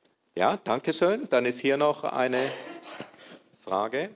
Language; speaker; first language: German; native; German